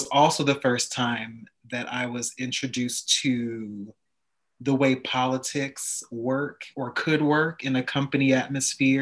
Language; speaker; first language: English; native; English